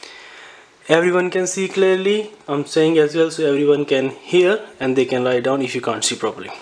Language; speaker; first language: English; non-native, fluent; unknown